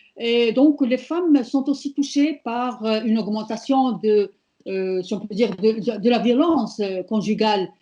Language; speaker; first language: French; non-native, local second language; Berber languages